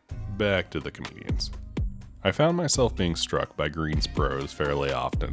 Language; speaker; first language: English; native; English